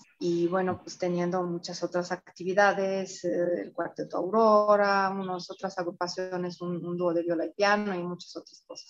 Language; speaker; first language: Spanish; non-native, fluent; Romanian